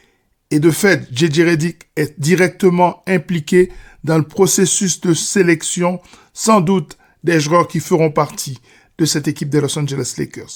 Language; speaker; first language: French; native; French